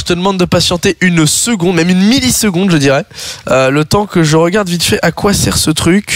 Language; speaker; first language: French; native; French